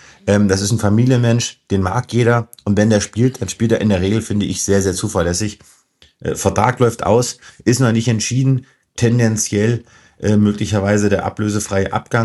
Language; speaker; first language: German; native; German